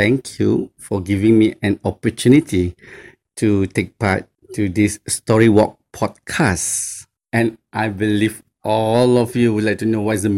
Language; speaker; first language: English; non-native, local second language; Chinese